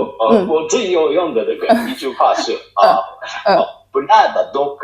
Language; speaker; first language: Chinese; non-native, fluent; Japanese